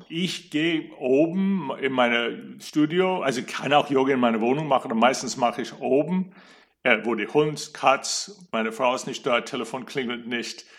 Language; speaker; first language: German; non-native, fluent; English